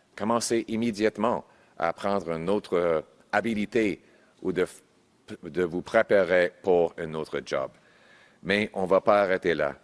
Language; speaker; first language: French; non-native, local second language; English